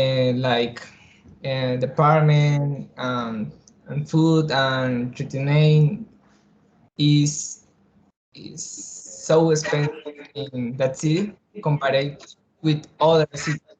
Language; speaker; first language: English; non-native, learner; Spanish